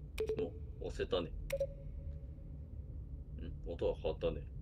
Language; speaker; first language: Japanese; native; Japanese